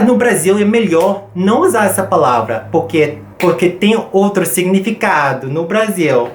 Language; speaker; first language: Portuguese; non-native, fluent; English